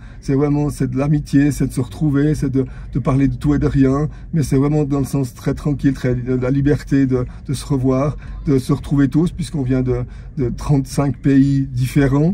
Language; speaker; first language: French; native; French